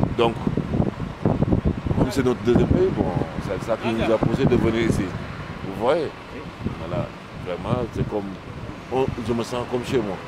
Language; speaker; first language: French; non-native, local second language; Wolof